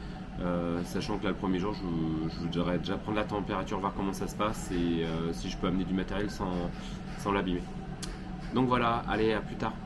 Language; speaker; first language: French; native; French